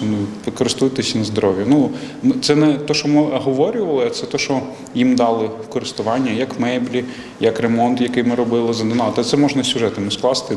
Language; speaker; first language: Ukrainian; native; Ukrainian